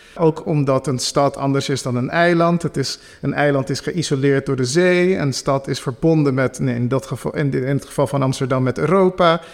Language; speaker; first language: Dutch; non-native, local second language; Papiamento